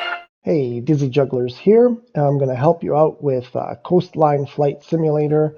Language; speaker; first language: English; native; English